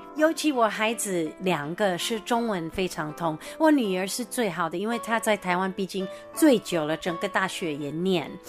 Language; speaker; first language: Chinese; non-native, fluent; English